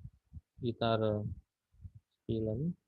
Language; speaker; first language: German; non-native, fluent; Indonesian